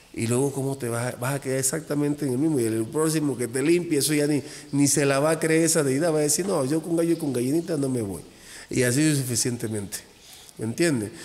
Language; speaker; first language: Spanish; native; Spanish